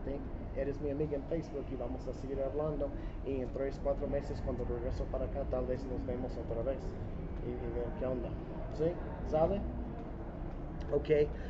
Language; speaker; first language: Spanish; non-native, fluent; English